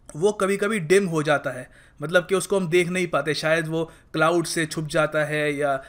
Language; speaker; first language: Hindi; native; Hindi